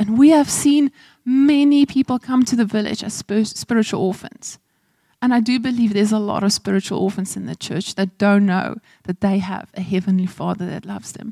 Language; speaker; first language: English; non-native, local second language; Afrikaans